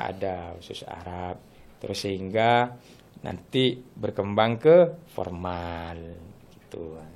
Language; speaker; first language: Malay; non-native, local second language; Madurese